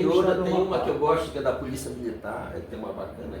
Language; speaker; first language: Portuguese; native; Portuguese